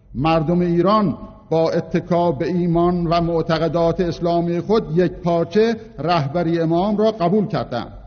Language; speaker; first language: Persian; non-native, local second language; Azerbaijani